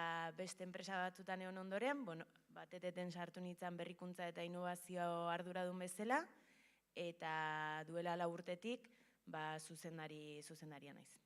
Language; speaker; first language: Basque; native; Basque